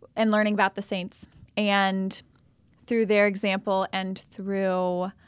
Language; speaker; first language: English; native; English